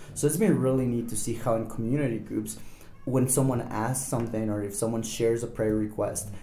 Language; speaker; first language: English; non-native, fluent; Spanish